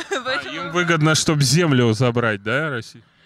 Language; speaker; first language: Russian; native; Russian